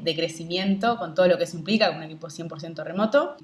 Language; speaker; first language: Spanish; native; Spanish